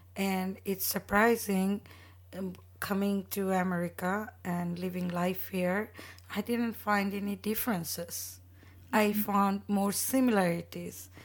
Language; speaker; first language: English; non-native, local second language; Bangla